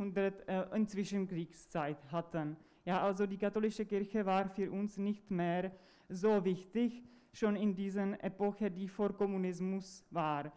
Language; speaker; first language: German; non-native, fluent; Czech